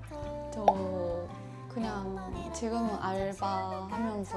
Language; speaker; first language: Korean; non-native, fluent; Japanese